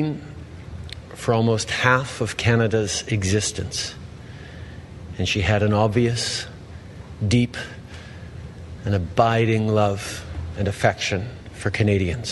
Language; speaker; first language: English; native; English